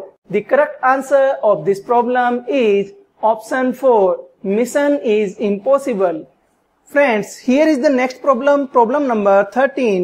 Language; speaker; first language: English; non-native, local second language; Hindi